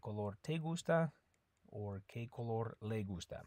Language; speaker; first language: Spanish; non-native, fluent; English